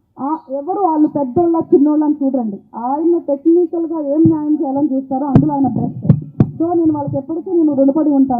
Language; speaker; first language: Telugu; native; Telugu